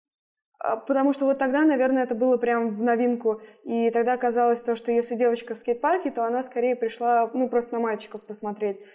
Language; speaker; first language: Russian; native; Russian